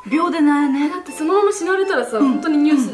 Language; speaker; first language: Japanese; native; Japanese